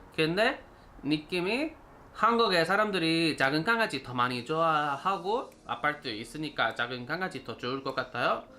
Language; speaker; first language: Korean; non-native, learner; Spanish